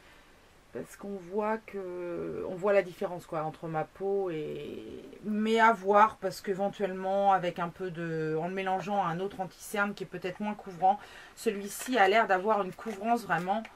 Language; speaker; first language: French; native; French